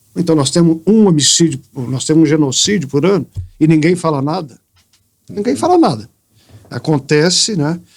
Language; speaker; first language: Portuguese; native; Portuguese